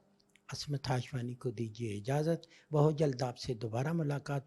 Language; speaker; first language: Urdu; native; Urdu